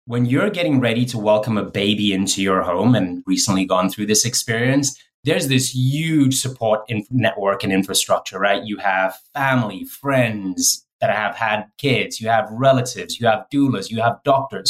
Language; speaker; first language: English; native; English